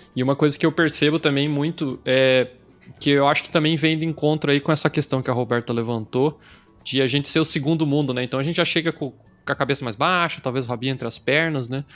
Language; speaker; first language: Portuguese; native; Portuguese